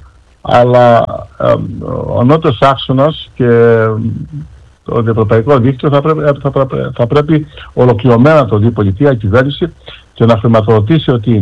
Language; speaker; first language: Greek; native; Greek